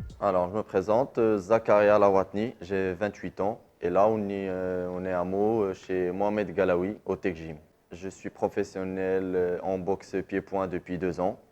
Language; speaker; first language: French; non-native, local second language; Arabic